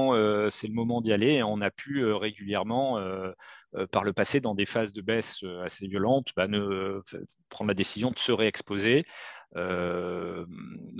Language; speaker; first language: French; native; French